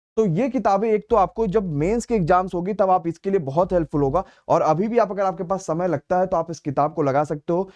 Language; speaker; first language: Hindi; native; Hindi